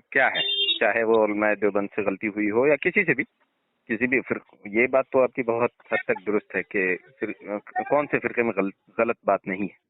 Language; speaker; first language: Urdu; native; Urdu